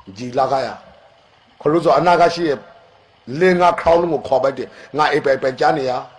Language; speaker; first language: Burmese; native; Burmese